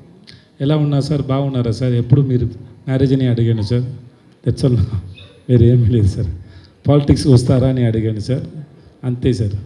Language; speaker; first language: Telugu; non-native, learner; Tamil